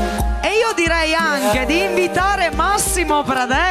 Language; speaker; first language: Italian; native; Italian